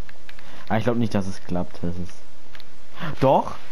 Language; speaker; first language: German; native; German